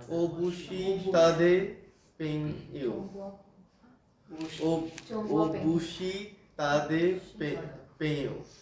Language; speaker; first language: Chinese; non-native, learner; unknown